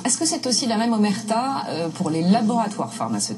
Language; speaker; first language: French; native; French